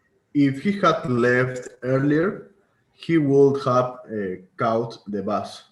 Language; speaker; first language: English; non-native, learner; Spanish